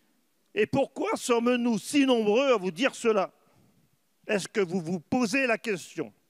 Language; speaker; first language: French; native; French